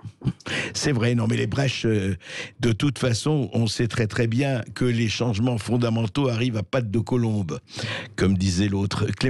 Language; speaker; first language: French; native; French